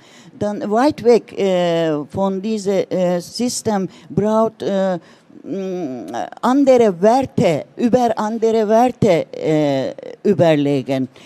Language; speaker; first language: German; non-native, learner; Turkish